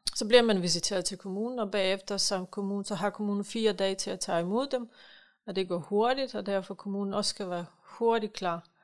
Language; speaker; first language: Danish; non-native, fluent; Ukrainian